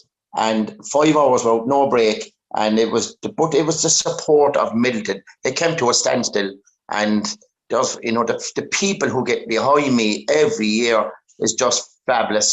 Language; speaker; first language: English; native; English